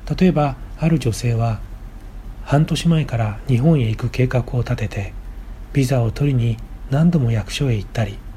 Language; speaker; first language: Japanese; native; Japanese